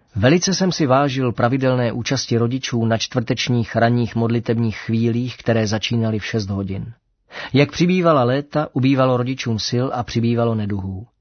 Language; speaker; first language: Czech; native; Czech